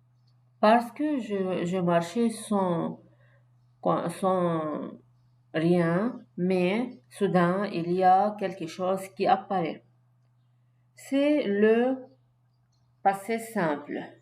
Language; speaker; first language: French; non-native, fluent; Arabic